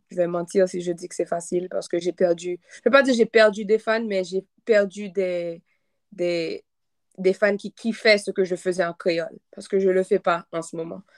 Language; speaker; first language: French; non-native, local second language; Haitian Creole